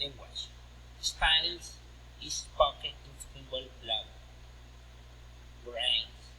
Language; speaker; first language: English; non-native, learner; Spanish